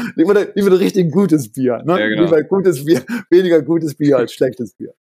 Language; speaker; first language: German; native; German